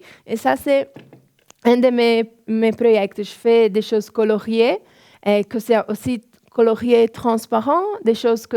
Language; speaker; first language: French; non-native, fluent; Portuguese